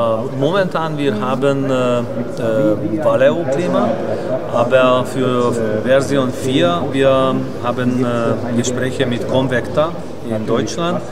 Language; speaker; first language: German; non-native, learner; Hungarian